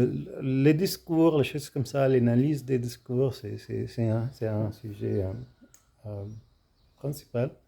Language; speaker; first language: French; non-native, fluent; Arabic